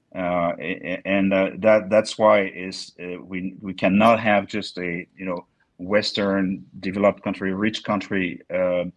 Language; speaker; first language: English; non-native, fluent; French